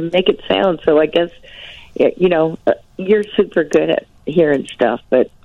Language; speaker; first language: English; native; English